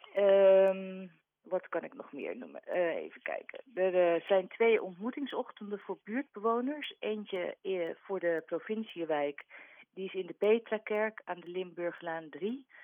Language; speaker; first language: Dutch; native; Dutch